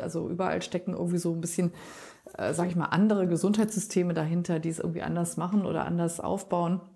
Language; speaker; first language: German; native; German